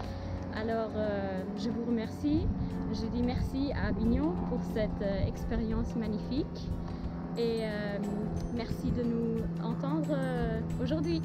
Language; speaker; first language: French; non-native, fluent; German